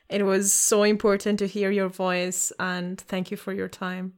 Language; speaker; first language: English; non-native, fluent; Italian